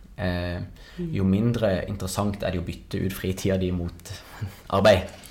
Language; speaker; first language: Norwegian; native; Norwegian